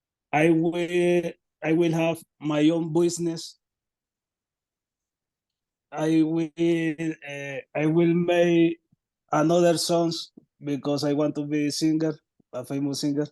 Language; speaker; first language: English; non-native, learner; Spanish